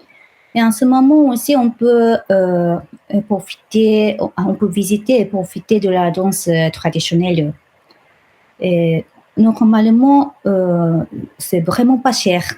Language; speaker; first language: French; non-native, fluent; Japanese